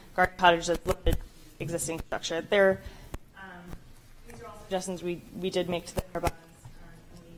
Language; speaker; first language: English; native; English